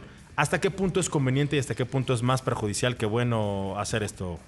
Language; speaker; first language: Spanish; native; Spanish